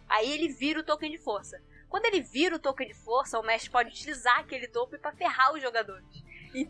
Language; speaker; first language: Portuguese; native; Portuguese